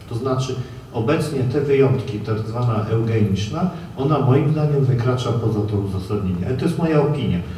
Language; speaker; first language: Polish; native; Polish